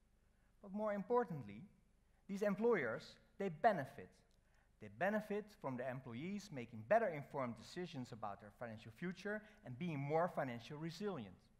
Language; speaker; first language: English; non-native, fluent; Dutch